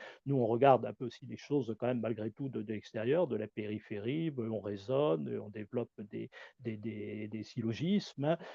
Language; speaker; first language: French; native; French